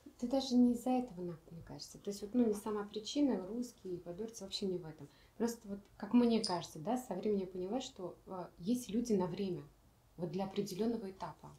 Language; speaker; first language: Russian; native; Russian